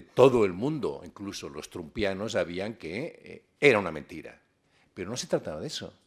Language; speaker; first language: Spanish; native; Spanish